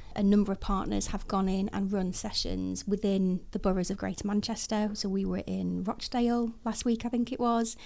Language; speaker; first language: English; native; English